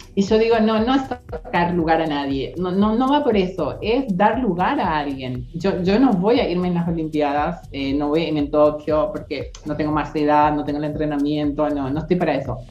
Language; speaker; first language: Spanish; native; Spanish